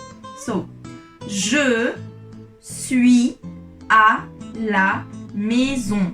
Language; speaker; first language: French; non-native, fluent; Punjabi